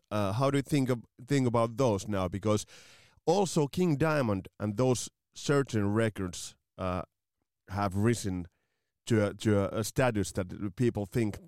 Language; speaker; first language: English; non-native, fluent; Finnish